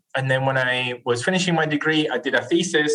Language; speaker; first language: English; non-native, fluent; Spanish